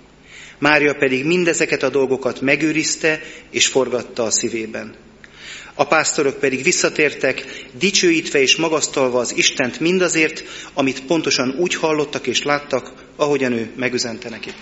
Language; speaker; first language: Hungarian; native; Hungarian